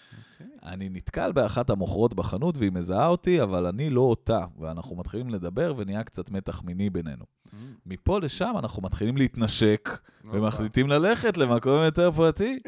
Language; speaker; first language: Hebrew; native; Hebrew